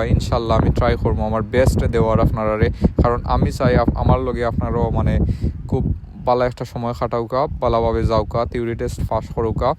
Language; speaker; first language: Bangla; non-native, local second language; Sylheti